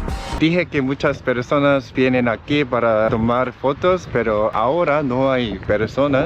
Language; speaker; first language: Spanish; non-native, fluent; Korean